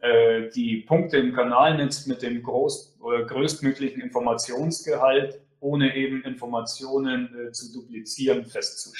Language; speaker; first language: German; native; German